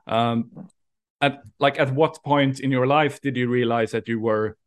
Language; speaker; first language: English; non-native, fluent; Swedish